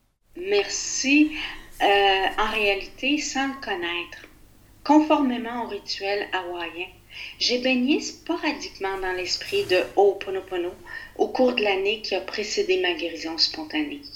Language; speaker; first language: French; native; French